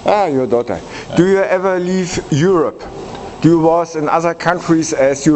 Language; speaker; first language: English; non-native, learner; German